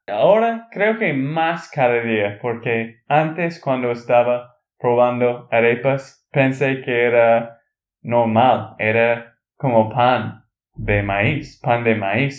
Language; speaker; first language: Spanish; non-native, learner; English